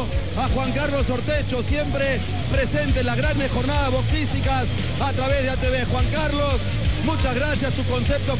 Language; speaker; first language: Spanish; native; Spanish